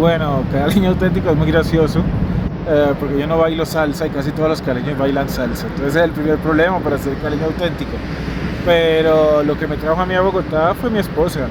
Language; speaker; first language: Spanish; native; Spanish